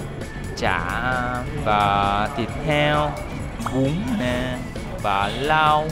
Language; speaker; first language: Vietnamese; non-native, learner; Japanese